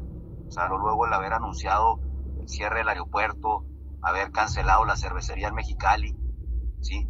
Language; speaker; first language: Spanish; native; Spanish